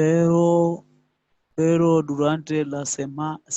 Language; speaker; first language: Spanish; non-native, learner; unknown